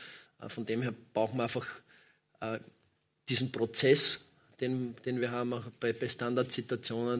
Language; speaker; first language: German; native; German